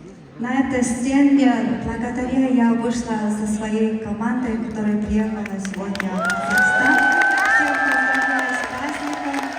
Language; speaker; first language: Russian; non-native, learner; Mongolian